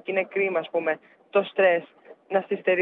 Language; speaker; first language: Greek; native; Greek